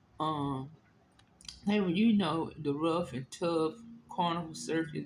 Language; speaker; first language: English; native; English